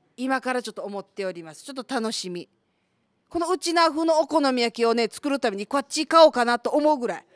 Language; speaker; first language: Japanese; native; Japanese